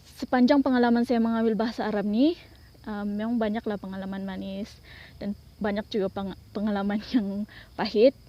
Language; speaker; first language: Malay; non-native, local second language; Central Dusun